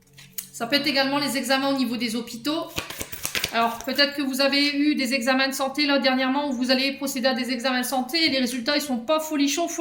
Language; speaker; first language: French; native; French